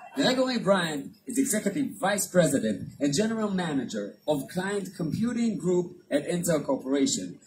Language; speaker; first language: English; non-native, fluent; Hebrew